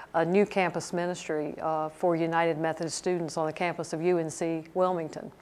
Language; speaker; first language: English; native; English